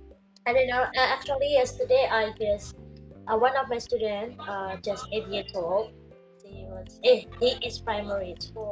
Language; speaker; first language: English; non-native, learner; Indonesian